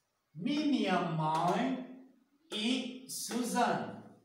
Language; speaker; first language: Portuguese; non-native, learner; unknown